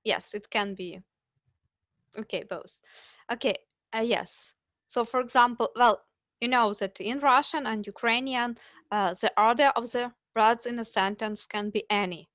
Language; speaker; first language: English; non-native, fluent; Ukrainian